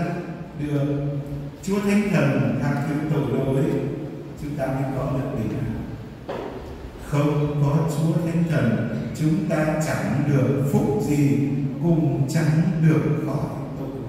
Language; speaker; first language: Vietnamese; native; Vietnamese